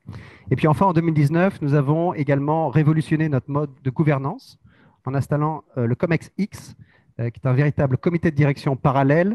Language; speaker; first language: French; native; French